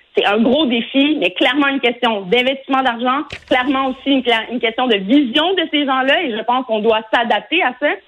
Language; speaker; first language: French; early bilingual, other home language; Arabic